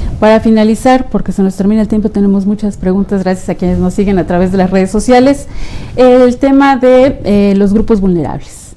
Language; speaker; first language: Spanish; native; Spanish